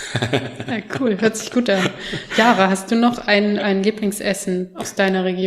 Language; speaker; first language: German; native; German